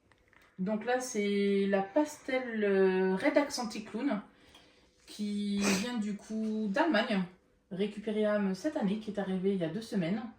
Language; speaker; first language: French; native; French